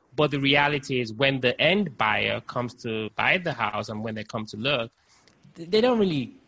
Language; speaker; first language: English; non-native, local second language; Yoruba